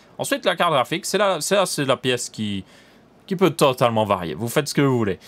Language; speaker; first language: French; native; French